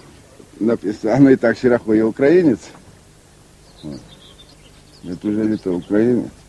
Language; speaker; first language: Polish; non-native, local second language; Rusyn